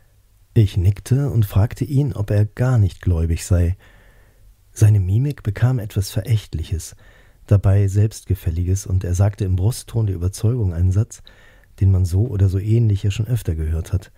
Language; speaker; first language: German; native; German